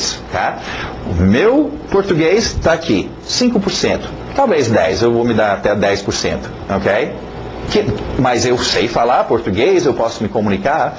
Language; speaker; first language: Portuguese; native; Portuguese